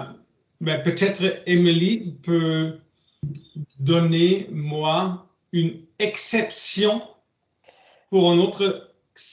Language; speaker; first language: French; non-native, learner; English